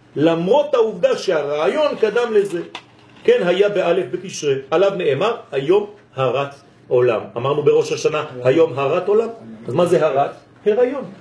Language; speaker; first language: Hebrew; non-native, fluent; French